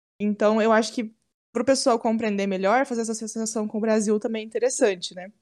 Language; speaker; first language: Portuguese; native; Portuguese